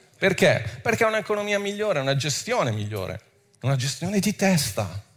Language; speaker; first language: Italian; non-native, fluent; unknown